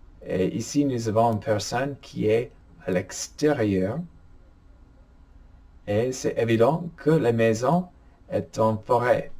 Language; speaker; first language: French; non-native, fluent; English